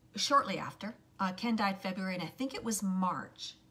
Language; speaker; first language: English; native; English